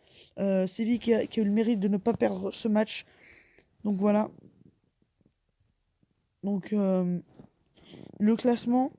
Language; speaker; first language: French; native; French